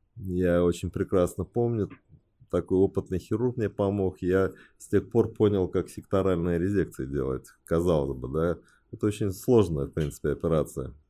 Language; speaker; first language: Russian; early bilingual, other home language; Chinese